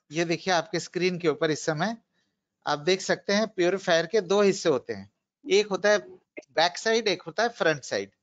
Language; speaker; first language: Hindi; non-native, local second language; Bangla